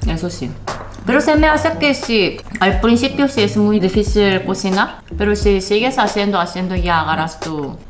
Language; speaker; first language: Spanish; non-native, fluent; Korean